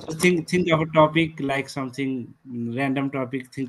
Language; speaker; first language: English; non-native, fluent; Nepali